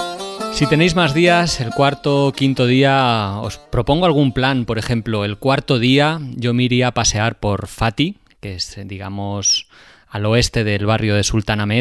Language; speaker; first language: Spanish; native; Spanish